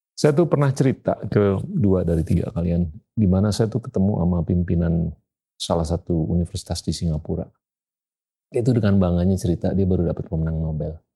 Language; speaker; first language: Indonesian; native; Indonesian